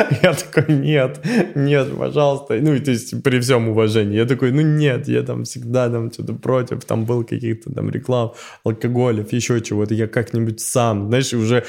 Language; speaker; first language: Russian; native; Russian